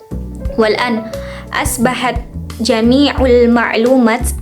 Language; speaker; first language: Arabic; non-native, learner; Indonesian